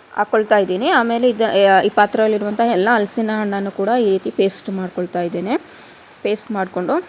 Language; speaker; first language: Kannada; non-native, local second language; Kodava